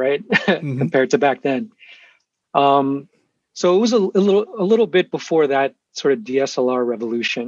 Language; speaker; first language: English; native; English